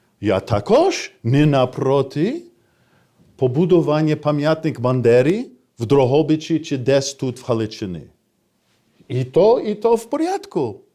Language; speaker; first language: Ukrainian; non-native, fluent; English